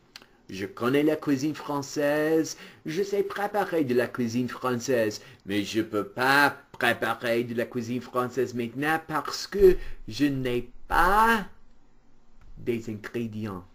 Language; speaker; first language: French; non-native, fluent; English